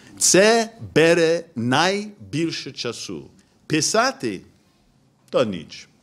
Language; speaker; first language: Ukrainian; non-native, fluent; English